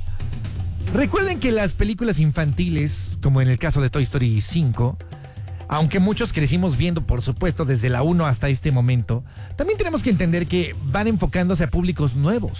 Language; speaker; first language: Spanish; native; Spanish